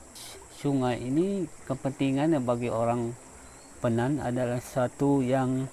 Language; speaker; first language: Indonesian; non-native, local second language; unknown